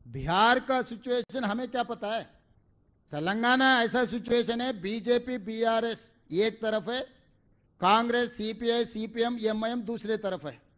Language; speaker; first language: Hindi; non-native, local second language; Telugu